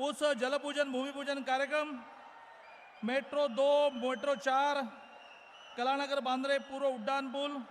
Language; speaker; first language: Hindi; non-native, local second language; Marathi